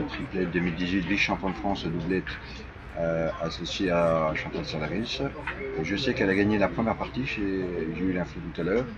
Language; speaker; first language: French; native; French